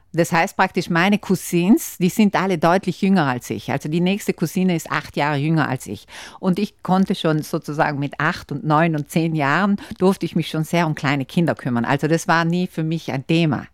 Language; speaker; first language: German; native; German